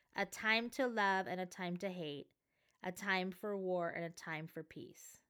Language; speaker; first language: English; native; English